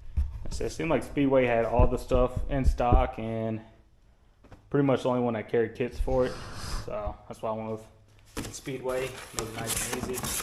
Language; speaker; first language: English; native; English